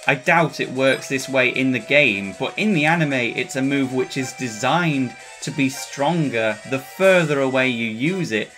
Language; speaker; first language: English; native; English